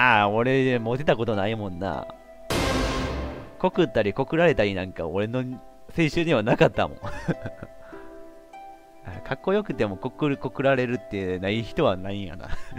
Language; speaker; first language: Japanese; native; Japanese